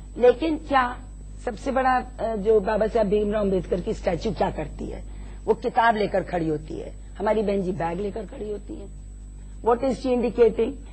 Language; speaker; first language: Hindi; native; Hindi